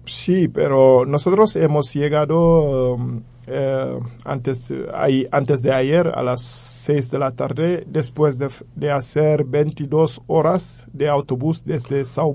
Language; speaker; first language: Spanish; non-native, fluent; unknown